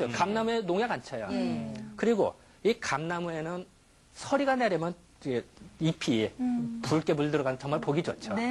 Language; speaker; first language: Korean; native; Korean